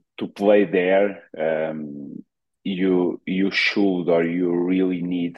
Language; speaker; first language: English; non-native, fluent; Portuguese